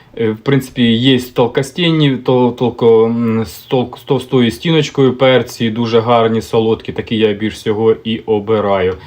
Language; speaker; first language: Ukrainian; native; Ukrainian